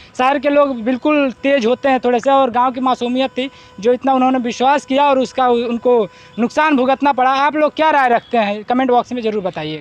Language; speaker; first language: Hindi; native; Hindi